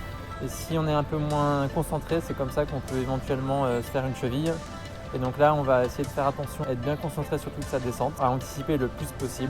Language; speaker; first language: French; native; French